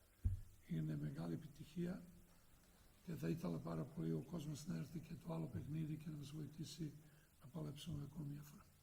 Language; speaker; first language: Greek; non-native, fluent; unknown